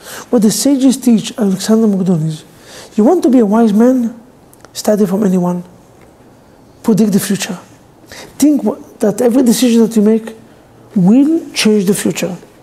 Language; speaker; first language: English; non-native, fluent; Hebrew